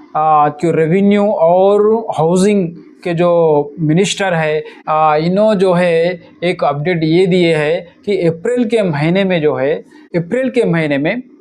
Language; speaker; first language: Hindi; non-native, local second language; Telugu